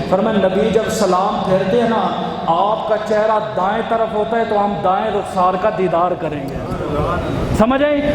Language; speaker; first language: Urdu; non-native, local second language; Punjabi